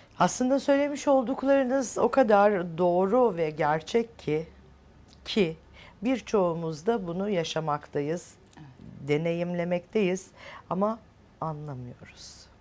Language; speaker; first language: Turkish; native; Turkish